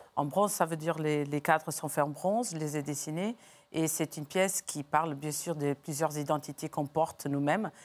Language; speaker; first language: French; non-native, fluent; Portuguese